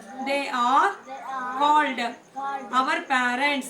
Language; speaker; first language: English; non-native, local second language; Tamil